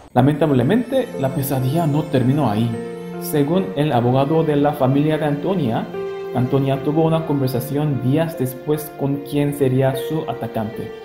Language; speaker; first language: Spanish; non-native, fluent; Korean